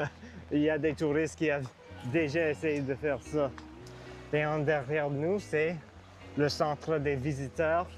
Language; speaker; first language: French; non-native, learner; English